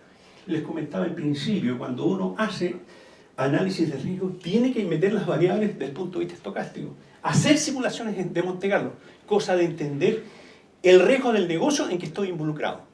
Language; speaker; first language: Spanish; native; Spanish